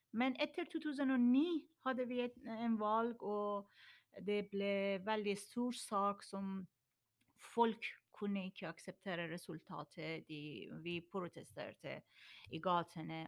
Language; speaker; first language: Norwegian; non-native, learner; Persian